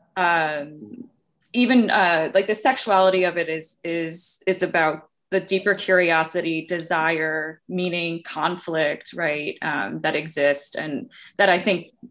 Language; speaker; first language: English; native; English